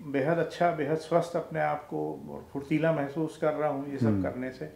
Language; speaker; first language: Hindi; native; Hindi